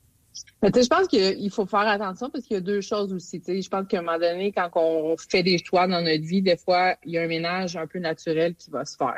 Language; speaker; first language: French; native; French